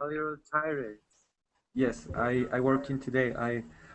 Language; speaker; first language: English; non-native, learner; Spanish